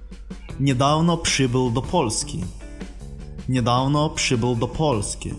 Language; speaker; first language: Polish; non-native, fluent; Russian